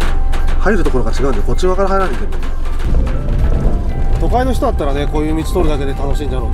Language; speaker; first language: Japanese; native; Japanese